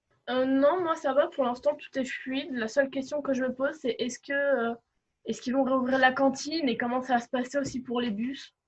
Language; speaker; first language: French; native; French